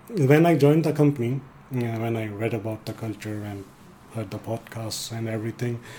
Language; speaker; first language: English; non-native, fluent; Danish